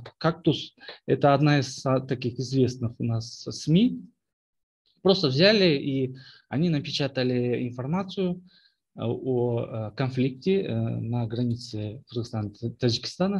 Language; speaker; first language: Russian; non-native, local second language; Kyrgyz